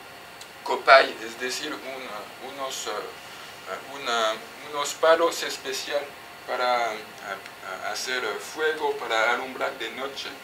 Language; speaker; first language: Spanish; non-native, fluent; French